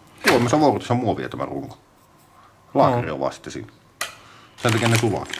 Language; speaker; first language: Finnish; native; Finnish